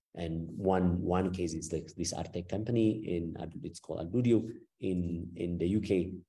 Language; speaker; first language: English; non-native, fluent; Amharic